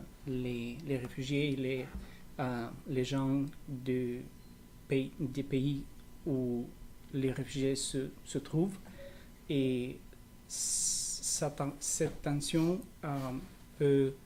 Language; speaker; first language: French; non-native, learner; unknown